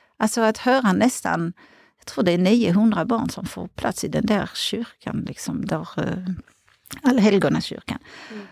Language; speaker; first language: Swedish; non-native, fluent; French